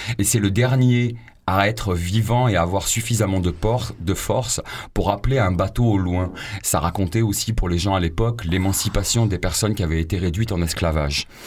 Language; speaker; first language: French; native; French